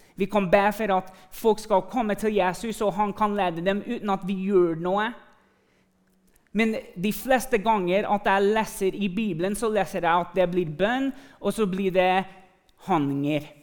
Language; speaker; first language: Norwegian; early bilingual, other home language; English